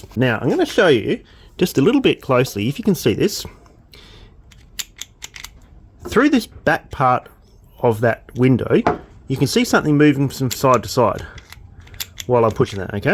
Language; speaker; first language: English; native; English